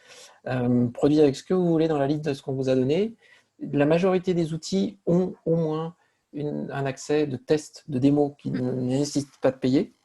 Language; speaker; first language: French; native; French